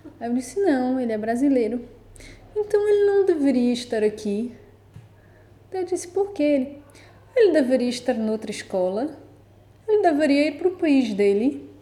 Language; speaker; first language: Portuguese; native; Portuguese